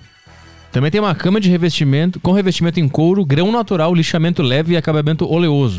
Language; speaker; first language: Portuguese; native; Portuguese